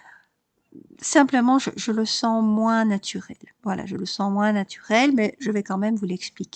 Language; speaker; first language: French; native; French